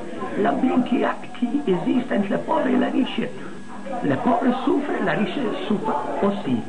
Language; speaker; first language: French; non-native, fluent; Italian